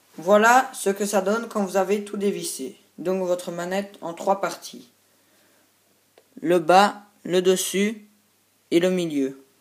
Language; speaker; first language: French; native; French